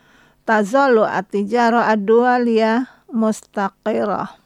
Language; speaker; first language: Arabic; non-native, learner; Indonesian